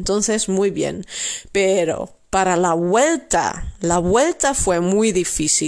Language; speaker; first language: Spanish; non-native, fluent; Dutch